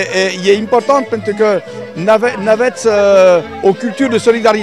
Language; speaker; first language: Romanian; non-native, learner; French